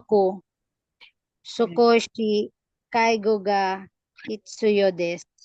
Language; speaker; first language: Japanese; non-native, learner; Filipino